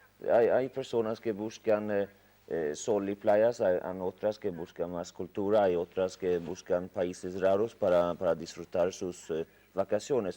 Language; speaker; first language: Spanish; non-native, fluent; Swedish